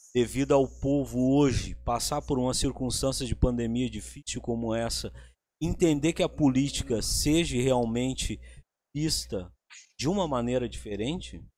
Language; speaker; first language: Portuguese; native; Portuguese